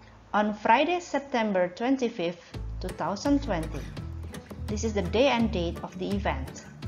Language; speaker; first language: English; non-native, fluent; Indonesian